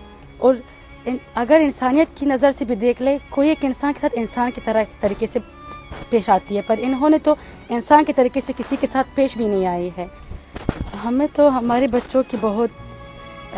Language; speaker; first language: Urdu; non-native, fluent; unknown